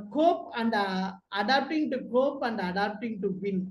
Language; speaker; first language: English; non-native, local second language; Tamil